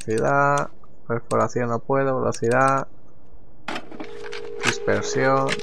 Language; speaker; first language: Spanish; native; Spanish